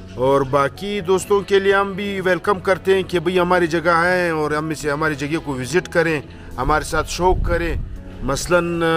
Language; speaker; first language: Urdu; non-native, local second language; Pashto